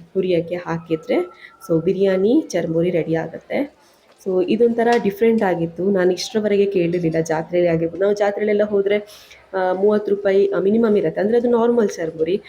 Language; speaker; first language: Kannada; native; Kannada